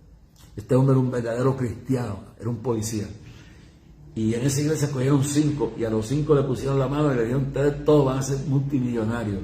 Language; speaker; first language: Spanish; native; Spanish